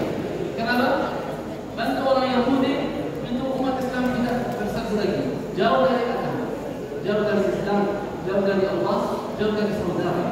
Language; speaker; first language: Indonesian; non-native, learner; Arabic